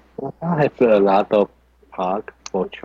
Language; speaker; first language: English; non-native, learner; Chinese